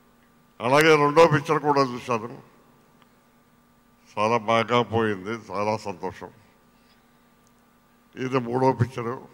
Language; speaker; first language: Telugu; native; Telugu